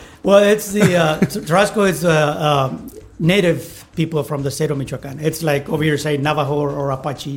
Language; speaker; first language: English; non-native, fluent; Spanish